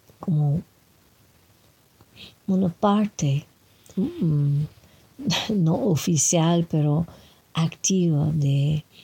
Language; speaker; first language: Spanish; non-native, fluent; French